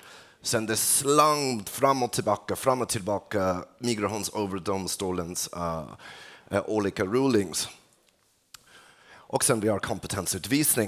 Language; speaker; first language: Swedish; non-native, fluent; English